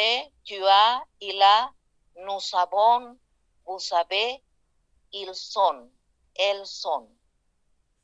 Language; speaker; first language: French; non-native, fluent; Spanish